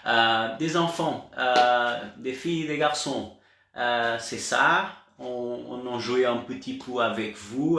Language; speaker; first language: French; non-native, learner; Portuguese